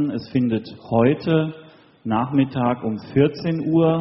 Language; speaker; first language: German; native; German